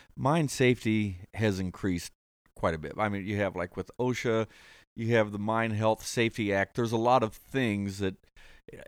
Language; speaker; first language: English; native; English